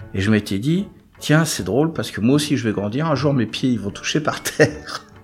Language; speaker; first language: French; native; French